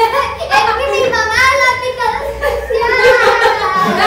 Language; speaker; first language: Spanish; native; Spanish